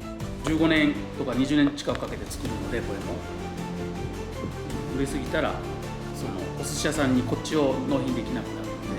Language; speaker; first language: Japanese; native; Japanese